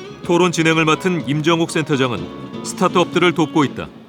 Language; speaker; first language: Korean; native; Korean